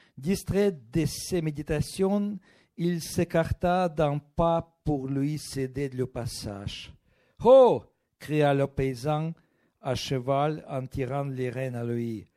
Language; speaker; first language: French; non-native, fluent; Russian